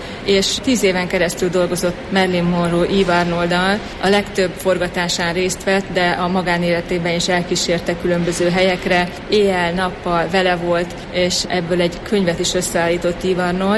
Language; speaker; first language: Hungarian; native; Hungarian